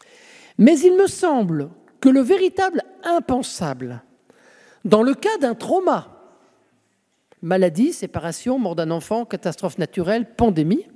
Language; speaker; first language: French; native; French